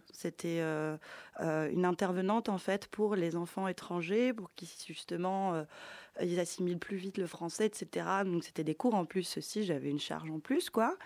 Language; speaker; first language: French; early bilingual, other home language; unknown